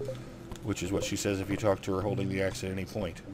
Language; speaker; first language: English; native; English